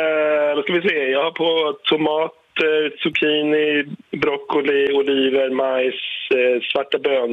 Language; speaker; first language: Swedish; native; Swedish